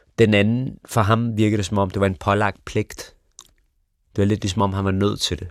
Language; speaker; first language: Danish; early bilingual, other home language; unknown